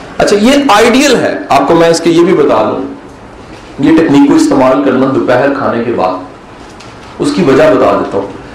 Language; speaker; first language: Urdu; non-native, local second language; Punjabi